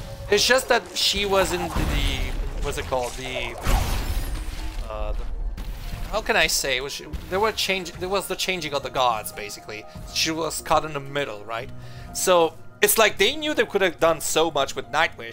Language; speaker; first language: English; non-native, fluent; Italian